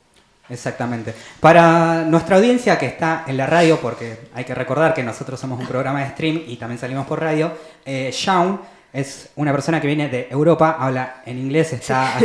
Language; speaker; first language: Spanish; native; Spanish